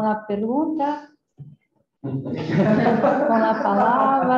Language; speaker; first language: Spanish; non-native, fluent; Portuguese